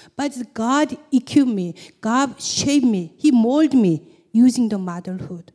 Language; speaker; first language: English; non-native, learner; Korean